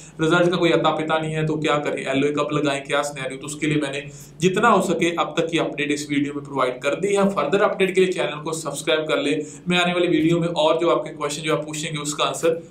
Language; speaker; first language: Hindi; non-native, local second language; Punjabi